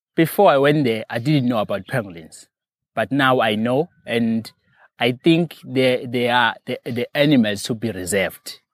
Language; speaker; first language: English; non-native, local second language; Zulu